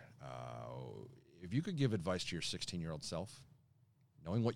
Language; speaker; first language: English; native; English